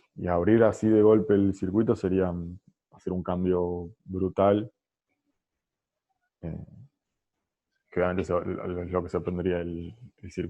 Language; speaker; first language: Spanish; native; Spanish